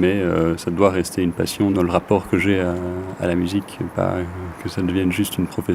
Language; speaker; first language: French; native; French